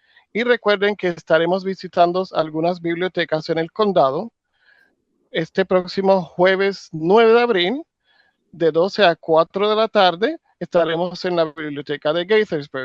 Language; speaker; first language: Spanish; native; Spanish